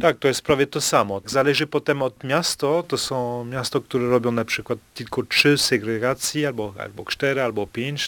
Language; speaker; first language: Polish; non-native, fluent; French